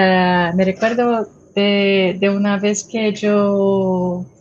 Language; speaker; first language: Spanish; non-native, fluent; Portuguese